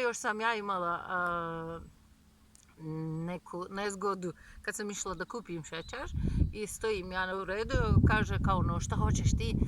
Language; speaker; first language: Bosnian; non-native, fluent; Turkish